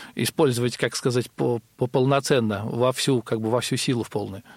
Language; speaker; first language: Russian; native; Russian